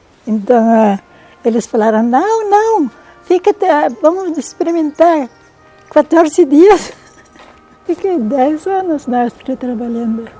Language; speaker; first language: Portuguese; non-native, local second language; German